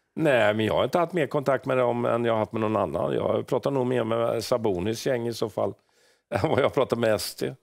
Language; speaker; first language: Swedish; native; Swedish